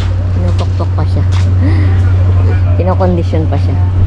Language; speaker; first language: Filipino; native; Filipino